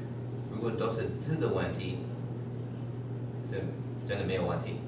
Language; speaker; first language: Chinese; non-native, learner; English